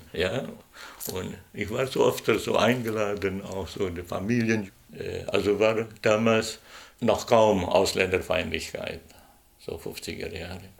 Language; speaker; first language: German; non-native, fluent; Indonesian